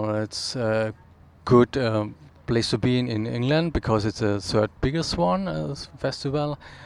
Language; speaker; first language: English; non-native, learner; German